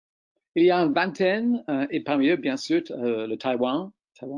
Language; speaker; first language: French; non-native, fluent; English